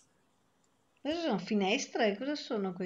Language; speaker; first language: Italian; native; Italian